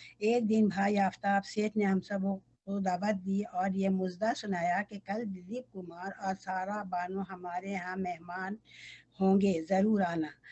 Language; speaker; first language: Urdu; native; Urdu